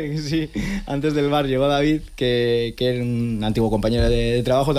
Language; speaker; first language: Spanish; native; Spanish